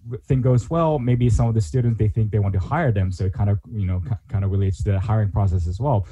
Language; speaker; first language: English; non-native, fluent; Korean